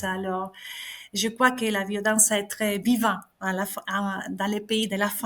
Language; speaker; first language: French; non-native, fluent; Spanish